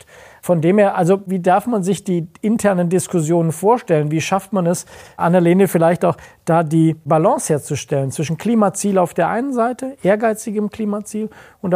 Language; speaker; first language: German; native; German